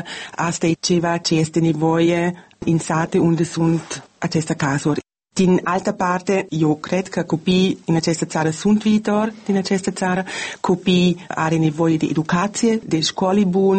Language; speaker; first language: Romanian; non-native, learner; German